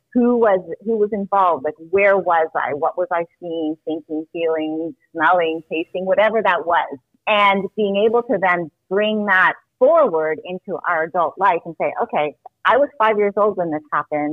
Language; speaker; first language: English; native; English